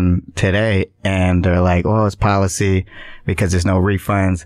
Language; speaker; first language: English; native; English